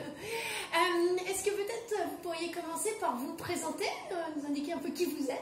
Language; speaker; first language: French; native; French